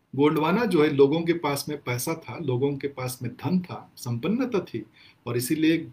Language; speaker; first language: Hindi; non-native, local second language; Gondi